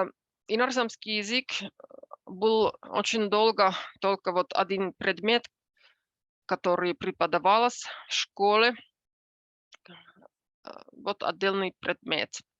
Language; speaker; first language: Russian; non-native, fluent; Finnish